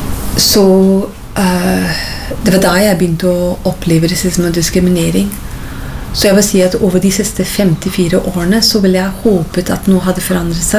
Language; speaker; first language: Norwegian; non-native, fluent; English